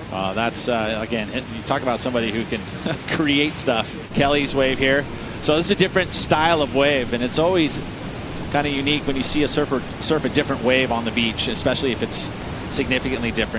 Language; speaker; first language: English; native; English